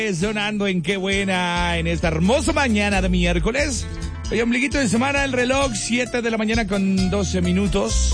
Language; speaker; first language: Spanish; native; Spanish